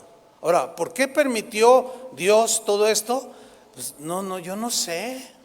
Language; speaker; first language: Spanish; native; Spanish